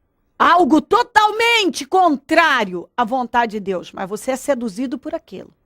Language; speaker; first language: Portuguese; native; Portuguese